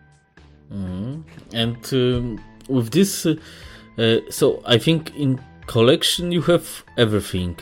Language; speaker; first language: English; non-native, fluent; Polish